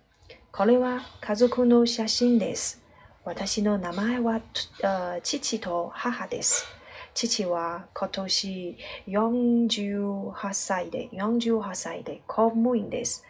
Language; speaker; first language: Japanese; non-native, learner; Chinese